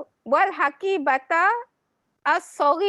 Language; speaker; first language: Arabic; non-native, learner; Malay